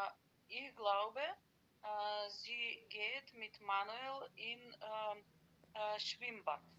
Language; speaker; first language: German; non-native, learner; Macedonian